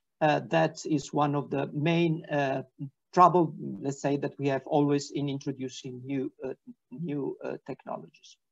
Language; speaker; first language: English; non-native, fluent; Italian